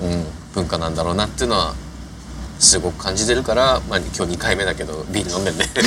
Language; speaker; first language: Japanese; native; Japanese